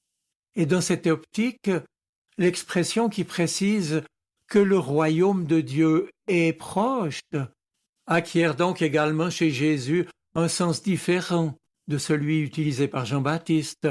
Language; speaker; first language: French; native; French